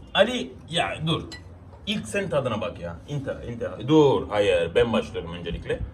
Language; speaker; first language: Turkish; non-native, fluent; Arabic